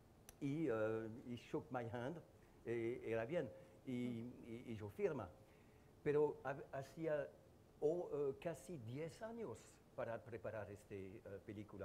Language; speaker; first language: Spanish; non-native, learner; French